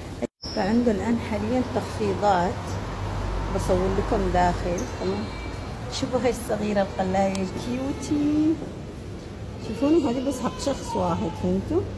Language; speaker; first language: Arabic; native; Arabic